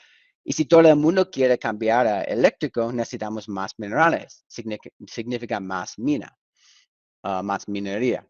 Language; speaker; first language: Spanish; non-native, fluent; English